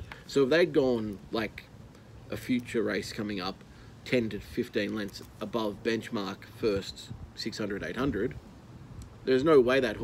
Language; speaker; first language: English; native; English